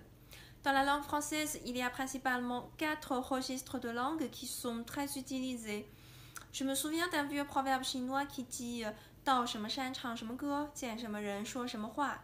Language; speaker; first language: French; non-native, fluent; Chinese